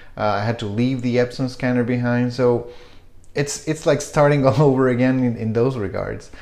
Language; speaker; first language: English; non-native, fluent; Spanish